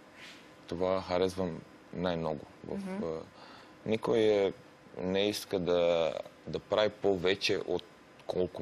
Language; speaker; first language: Bulgarian; non-native, learner; Romanian